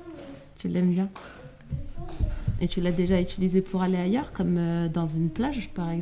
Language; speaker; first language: French; native; French